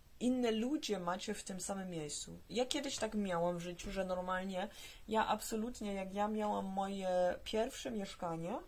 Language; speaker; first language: Polish; early bilingual, heritage; Polish